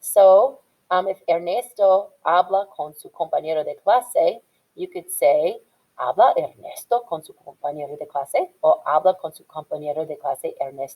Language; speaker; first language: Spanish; non-native, fluent; English